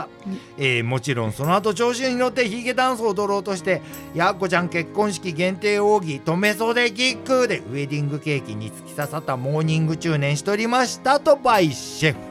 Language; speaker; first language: Japanese; native; Japanese